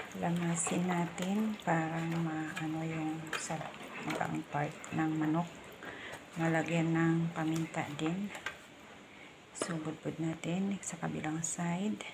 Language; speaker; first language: Filipino; non-native, local second language; Cebuano